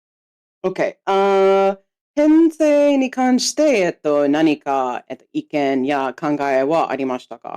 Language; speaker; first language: Japanese; non-native, fluent; English